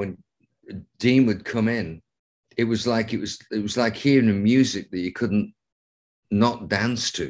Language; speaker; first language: English; native; English